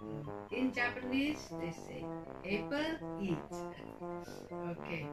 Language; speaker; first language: English; non-native, learner; Indonesian